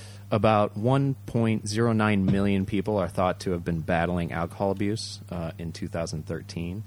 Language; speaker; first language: English; early bilingual, other home language; Japanese